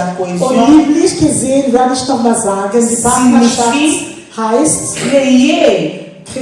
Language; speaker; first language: German; non-native, fluent; French